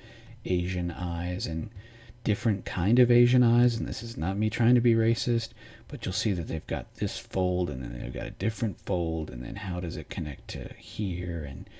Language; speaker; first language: English; native; English